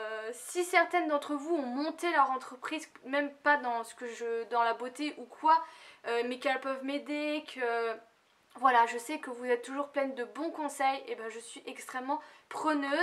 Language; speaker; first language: French; native; French